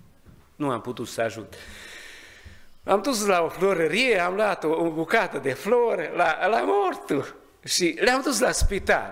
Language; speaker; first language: Romanian; non-native, learner; Hungarian